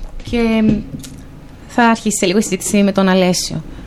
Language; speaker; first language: Greek; native; Greek